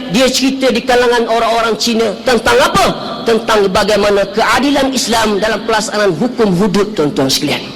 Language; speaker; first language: Malay; native; Malay